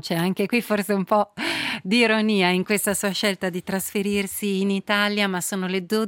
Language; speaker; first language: Italian; native; Italian